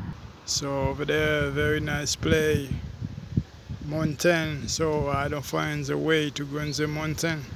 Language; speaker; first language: English; non-native, fluent; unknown